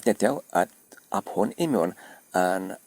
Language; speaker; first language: Welsh; non-native, learner; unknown